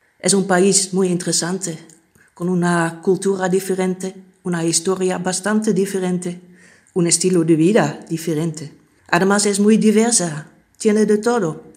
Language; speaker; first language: Spanish; non-native, fluent; Dutch